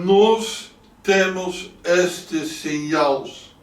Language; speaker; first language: Portuguese; non-native, learner; Dutch